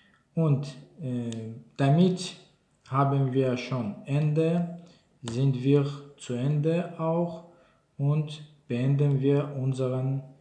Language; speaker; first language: German; non-native, learner; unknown